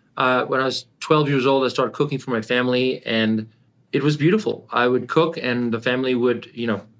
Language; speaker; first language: English; native; English